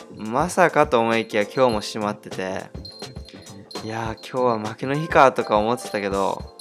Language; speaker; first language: Japanese; early bilingual, heritage; Japanese